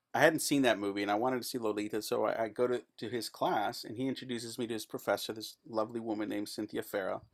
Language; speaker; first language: English; native; English